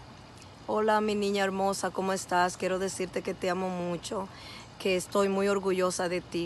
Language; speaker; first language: Spanish; native; Spanish